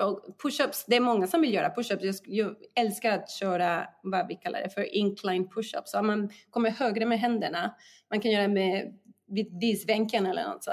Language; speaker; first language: Swedish; non-native, fluent; Spanish